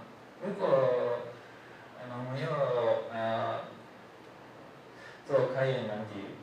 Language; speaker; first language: Chinese; non-native, learner; Japanese